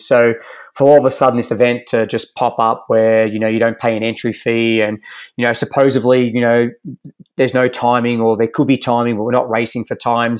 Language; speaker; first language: English; native; English